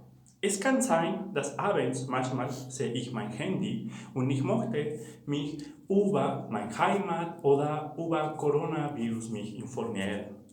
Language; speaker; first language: German; non-native, fluent; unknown